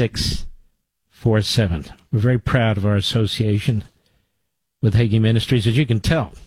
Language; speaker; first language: English; native; English